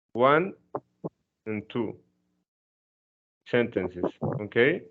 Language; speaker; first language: English; non-native, fluent; Spanish